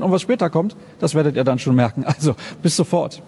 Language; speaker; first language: German; native; German